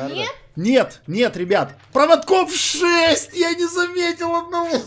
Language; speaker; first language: Russian; native; Russian